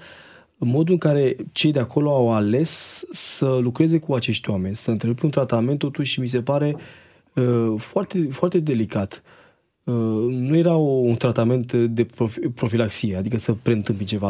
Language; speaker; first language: Romanian; native; Romanian